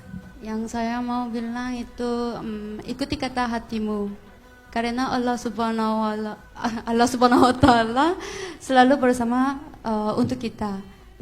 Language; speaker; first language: Indonesian; non-native, fluent; Korean